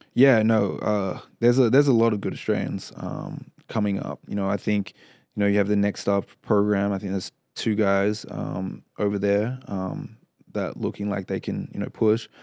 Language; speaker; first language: English; native; English